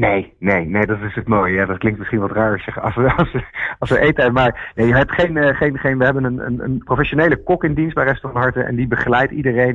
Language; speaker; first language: Dutch; native; Dutch